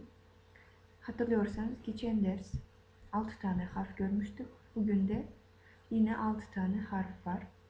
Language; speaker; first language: Turkish; non-native, fluent; Kazakh